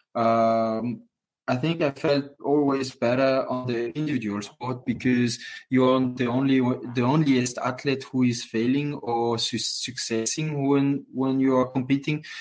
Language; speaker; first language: English; non-native, fluent; French